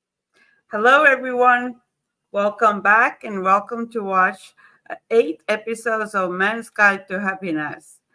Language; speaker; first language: English; non-native, fluent; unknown